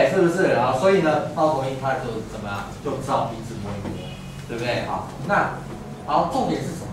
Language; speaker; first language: Chinese; native; Chinese